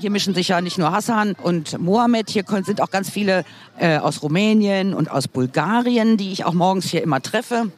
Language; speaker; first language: German; native; German